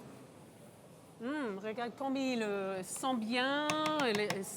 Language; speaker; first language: French; non-native, local second language; English